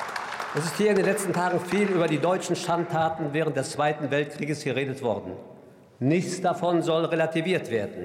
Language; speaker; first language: German; native; German